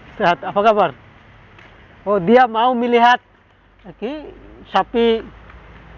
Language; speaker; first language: Indonesian; non-native, learner; Bangla